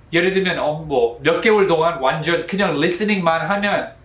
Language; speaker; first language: Korean; non-native, fluent; English